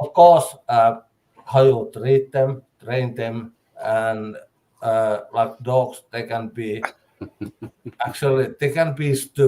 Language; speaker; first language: English; non-native, learner; Finnish